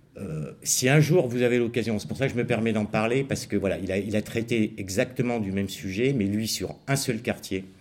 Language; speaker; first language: French; native; French